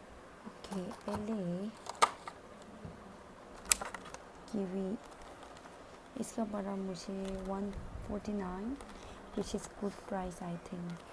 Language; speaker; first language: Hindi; non-native, local second language; Tibetan